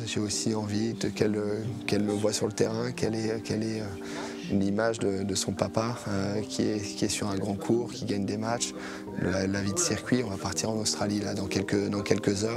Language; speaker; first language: French; native; French